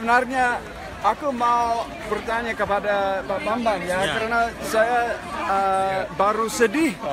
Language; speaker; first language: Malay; non-native, fluent; English